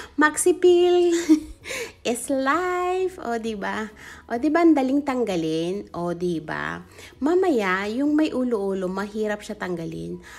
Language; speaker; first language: Filipino; non-native, local second language; Iloko